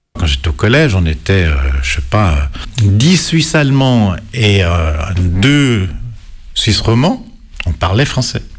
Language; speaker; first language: French; native; French